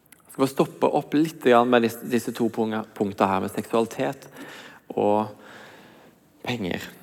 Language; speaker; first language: Norwegian; native; Norwegian